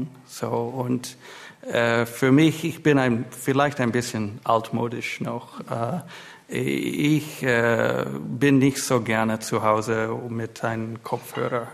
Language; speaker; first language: German; non-native, fluent; English